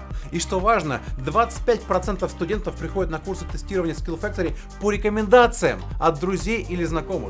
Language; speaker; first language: Russian; native; Russian